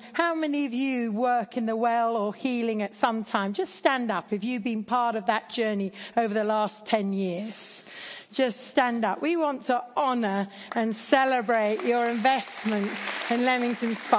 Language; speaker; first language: English; native; English